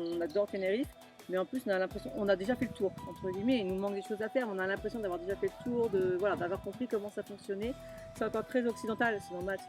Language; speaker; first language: French; native; French